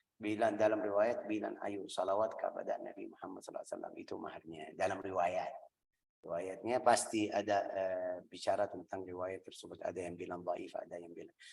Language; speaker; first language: Indonesian; non-native, fluent; Arabic